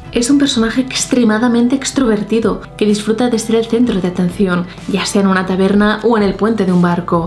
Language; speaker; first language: Spanish; native; Spanish